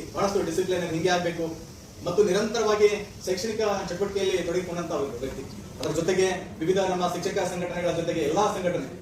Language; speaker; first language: Kannada; native; Kannada